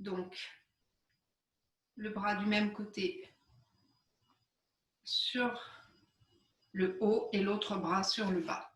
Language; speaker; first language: French; native; French